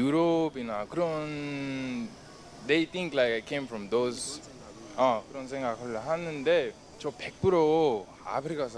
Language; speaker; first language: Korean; non-native, learner; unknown